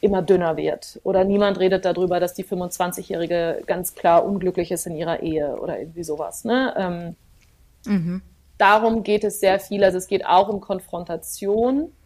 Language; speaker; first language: German; early bilingual, other home language; Plautdietsch